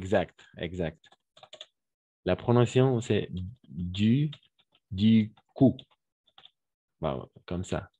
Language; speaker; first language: French; non-native, fluent; Spanish